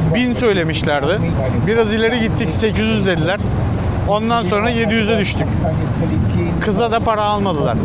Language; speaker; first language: Turkish; native; Turkish